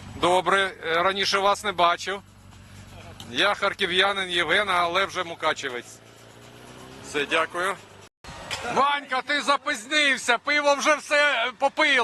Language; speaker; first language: Ukrainian; non-native, local second language; Russian